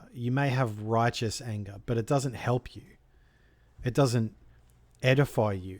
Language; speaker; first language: English; native; English